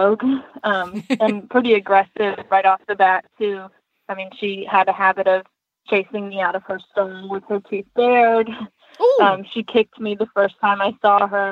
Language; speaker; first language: English; native; English